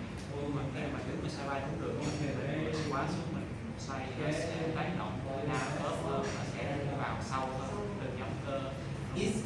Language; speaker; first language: Vietnamese; native; Vietnamese